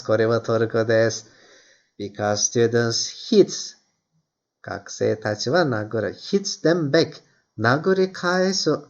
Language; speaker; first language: Japanese; non-native, fluent; Turkish